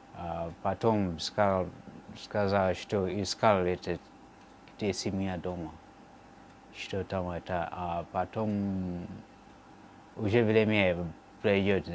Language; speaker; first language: Russian; non-native, learner; Swahili